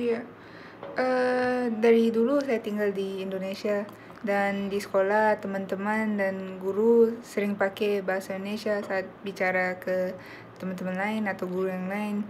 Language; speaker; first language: Indonesian; non-native, local second language; Korean